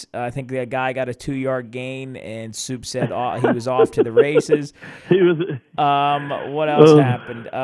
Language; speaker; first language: English; native; English